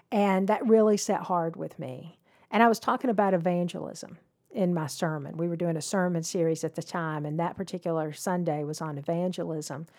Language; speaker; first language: English; native; English